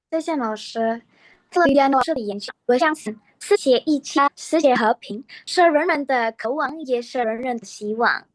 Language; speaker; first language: Chinese; non-native, learner; Indonesian